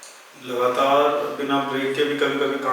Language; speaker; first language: Hindi; native; Hindi